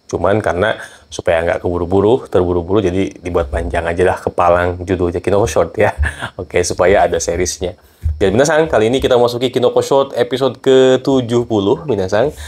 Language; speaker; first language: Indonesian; native; Indonesian